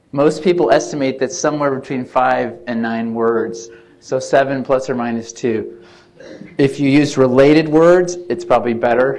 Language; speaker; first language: English; native; English